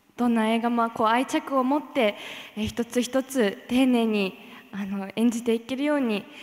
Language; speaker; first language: Japanese; native; Japanese